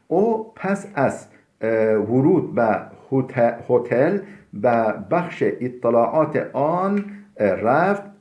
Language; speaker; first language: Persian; non-native, fluent; Turkish